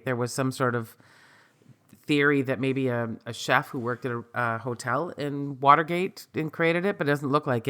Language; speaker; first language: English; native; English